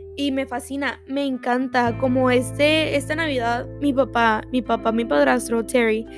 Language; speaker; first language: Spanish; early bilingual, heritage; Spanish